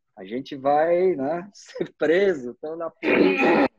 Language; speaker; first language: Portuguese; native; Portuguese